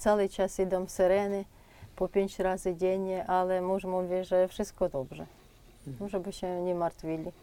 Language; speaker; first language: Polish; non-native, fluent; Ukrainian